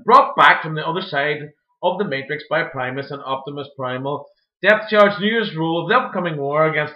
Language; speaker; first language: English; native; English